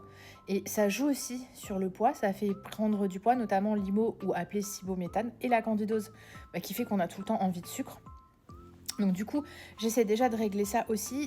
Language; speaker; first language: French; native; French